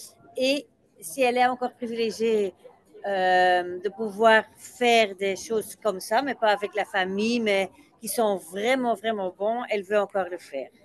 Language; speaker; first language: French; non-native, local second language; Dutch